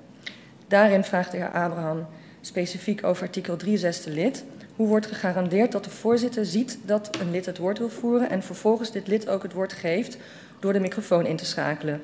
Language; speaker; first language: Dutch; native; Dutch